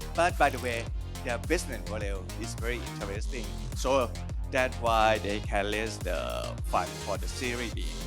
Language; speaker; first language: English; non-native, learner; Thai